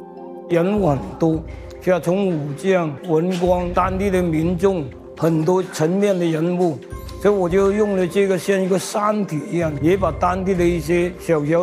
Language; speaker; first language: Chinese; native; Chinese